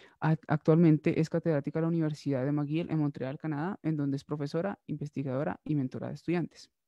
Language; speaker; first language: Spanish; native; Spanish